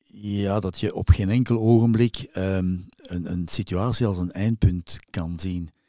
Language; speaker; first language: Dutch; native; Dutch